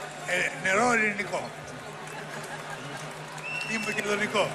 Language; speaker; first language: Greek; native; Greek